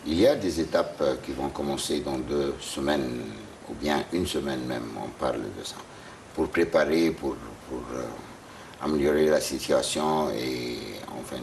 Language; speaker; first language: French; non-native, fluent; Arabic